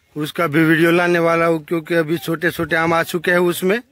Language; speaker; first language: Hindi; non-native, local second language; Gujarati